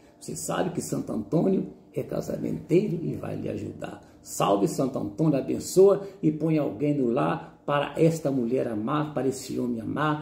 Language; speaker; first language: Portuguese; native; Portuguese